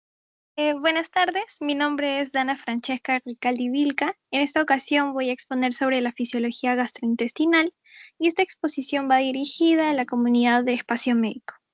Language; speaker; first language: Spanish; native; Spanish